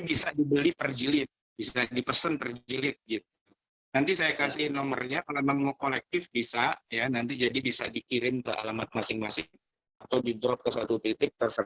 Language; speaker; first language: Indonesian; native; Indonesian